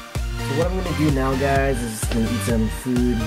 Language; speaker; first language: English; native; English